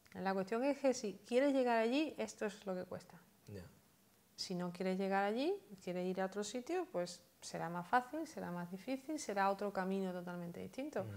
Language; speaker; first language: Spanish; native; Spanish